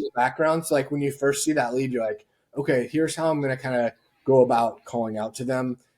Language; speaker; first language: English; native; English